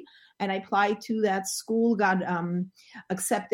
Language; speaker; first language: English; non-native, fluent; Armenian